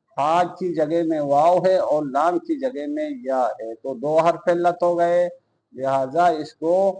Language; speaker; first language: Urdu; non-native, local second language; Balti